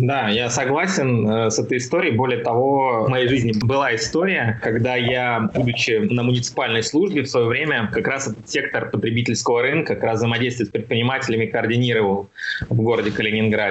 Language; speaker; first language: Russian; native; Russian